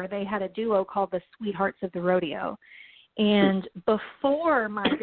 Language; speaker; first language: English; native; English